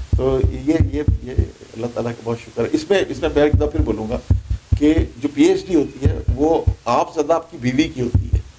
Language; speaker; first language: Urdu; non-native, local second language; Punjabi